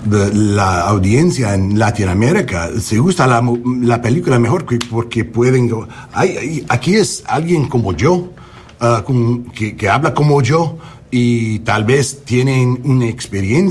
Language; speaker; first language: Spanish; non-native, learner; English